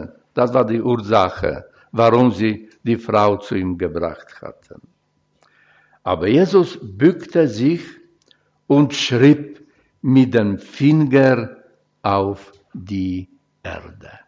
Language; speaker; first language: German; non-native, fluent; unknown